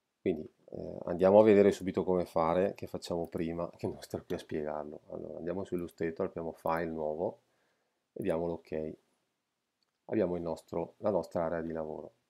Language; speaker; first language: Italian; native; Italian